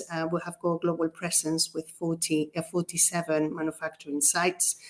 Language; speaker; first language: English; non-native, fluent; Spanish